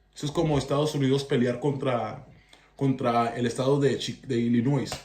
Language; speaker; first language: Spanish; early bilingual, heritage; Spanish